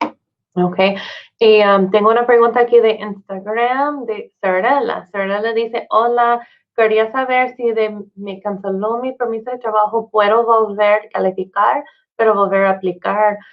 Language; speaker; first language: Spanish; non-native, fluent; English